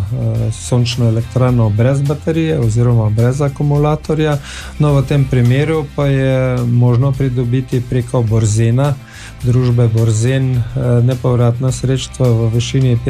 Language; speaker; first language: Slovenian; native; Slovenian